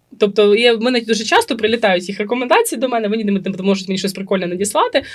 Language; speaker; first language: Ukrainian; native; Ukrainian